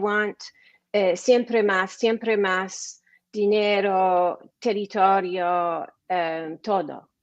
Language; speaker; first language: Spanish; non-native, learner; English